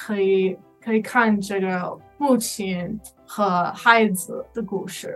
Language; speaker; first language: Chinese; non-native, learner; English